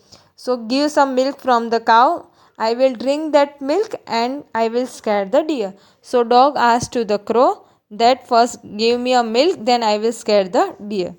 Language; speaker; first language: English; non-native, local second language; Gujarati